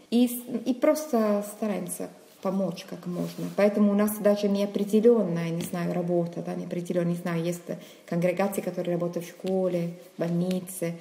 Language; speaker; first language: Russian; non-native, fluent; Italian